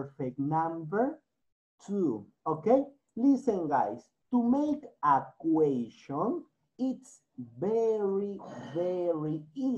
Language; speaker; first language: English; non-native, learner; Spanish